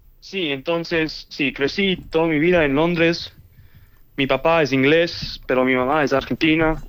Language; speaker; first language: Spanish; early bilingual, heritage; English